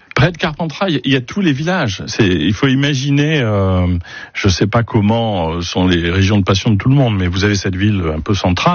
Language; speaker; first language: French; native; French